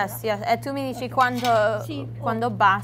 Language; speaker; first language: Italian; early bilingual, heritage; English